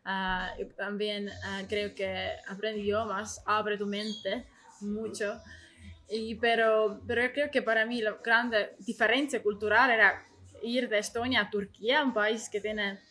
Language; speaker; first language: Spanish; non-native, learner; Estonian